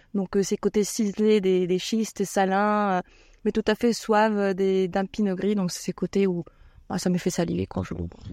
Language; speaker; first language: French; non-native, fluent; Spanish